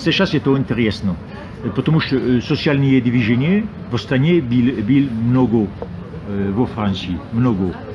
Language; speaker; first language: Russian; non-native, fluent; French